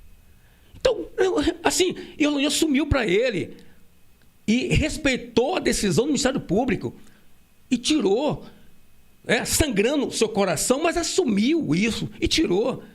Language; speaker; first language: Portuguese; native; Portuguese